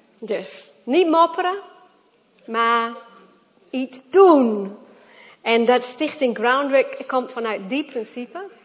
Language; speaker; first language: Dutch; non-native, fluent; English